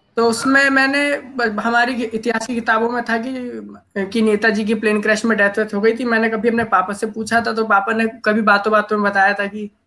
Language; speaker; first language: Hindi; native; Hindi